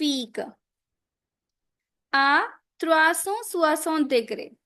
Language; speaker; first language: French; non-native, fluent; Punjabi